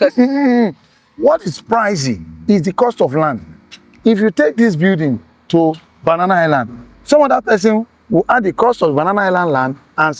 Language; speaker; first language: English; non-native, local second language; Igbo